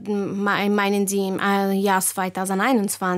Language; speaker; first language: German; non-native, learner; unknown